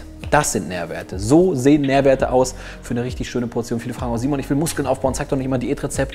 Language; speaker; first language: German; native; German